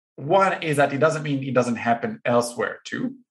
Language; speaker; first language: English; non-native, fluent; Hebrew